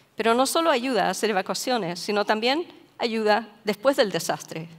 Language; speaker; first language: Spanish; native; Spanish